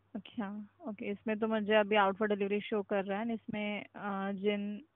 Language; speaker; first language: Hindi; non-native, local second language; Marathi